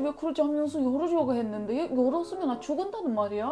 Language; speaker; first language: Korean; non-native, learner; Turkish